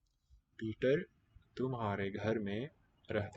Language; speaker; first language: Hindi; non-native, learner; English